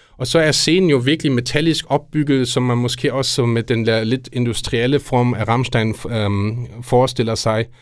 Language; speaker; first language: Danish; non-native, fluent; German